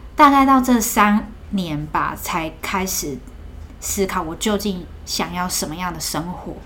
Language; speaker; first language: Chinese; native; Chinese